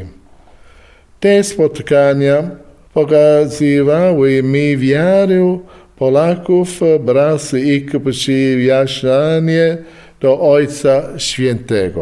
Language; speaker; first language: Polish; non-native, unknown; Italian